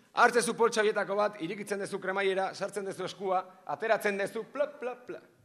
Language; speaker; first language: Basque; native; Basque